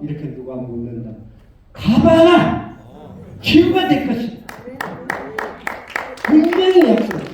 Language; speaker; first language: Korean; native; Korean